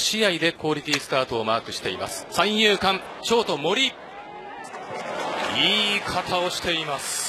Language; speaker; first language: Japanese; native; Japanese